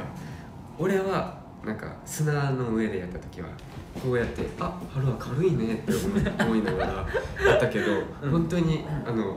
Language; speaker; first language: Japanese; non-native, fluent; Korean